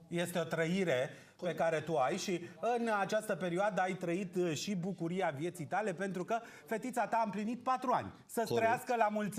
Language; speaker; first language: Romanian; native; Romanian